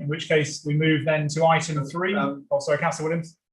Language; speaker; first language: English; native; English